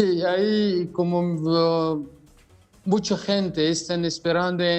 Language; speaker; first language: Spanish; non-native, learner; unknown